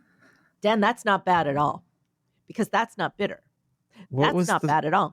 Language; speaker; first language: English; native; English